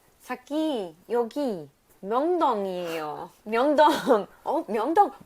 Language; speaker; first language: Korean; non-native, learner; English